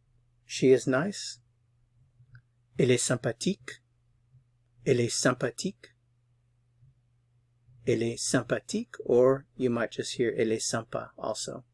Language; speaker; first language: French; non-native, fluent; English